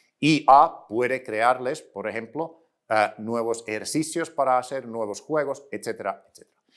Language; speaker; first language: Spanish; non-native, fluent; Finnish